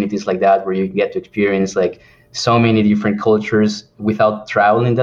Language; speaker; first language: English; non-native, fluent; Spanish